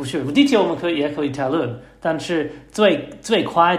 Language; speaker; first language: Chinese; non-native, learner; English